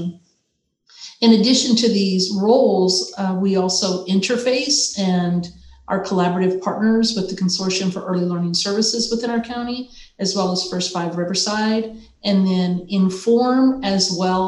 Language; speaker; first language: English; native; English